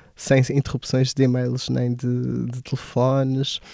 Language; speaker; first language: Portuguese; native; Portuguese